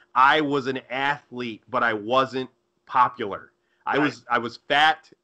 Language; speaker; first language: English; native; English